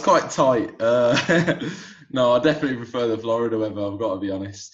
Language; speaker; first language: English; native; English